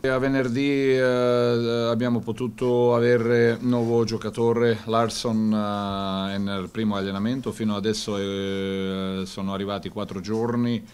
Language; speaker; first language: Italian; non-native, learner; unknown